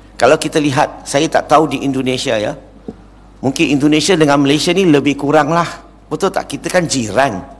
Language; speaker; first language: Malay; non-native, local second language; Chinese